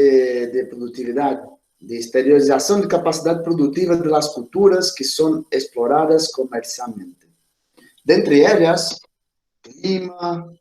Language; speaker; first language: Spanish; non-native, fluent; Portuguese